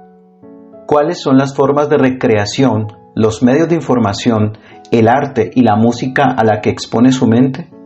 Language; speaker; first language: Spanish; native; Spanish